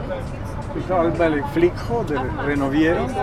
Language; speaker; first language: German; early bilingual, heritage; Spanish